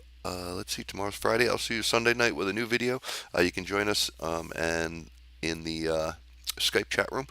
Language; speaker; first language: English; native; English